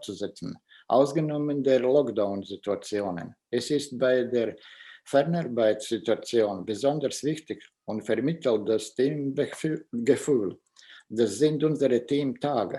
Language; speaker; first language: German; non-native, fluent; Latvian